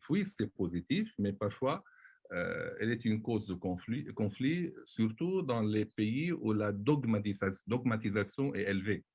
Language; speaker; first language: French; non-native, local second language; Arabic